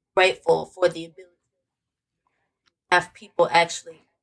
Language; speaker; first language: English; native; English